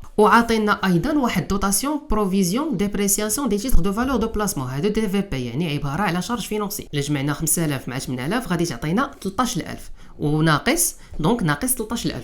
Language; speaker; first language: Arabic; native; Arabic